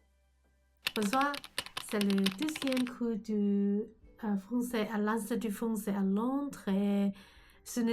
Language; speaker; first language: French; non-native, learner; Cantonese